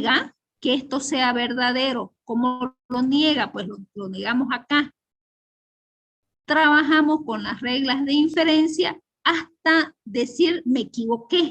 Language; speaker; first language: Spanish; native; Spanish